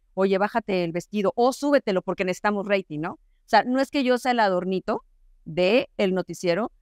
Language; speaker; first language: Spanish; native; Spanish